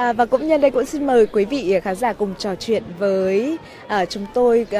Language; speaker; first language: Vietnamese; native; Vietnamese